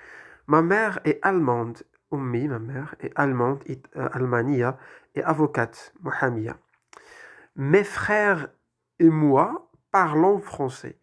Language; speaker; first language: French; non-native, local second language; Arabic